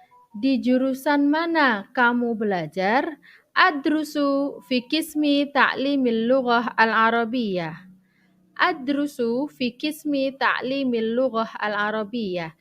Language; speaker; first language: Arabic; non-native, fluent; Indonesian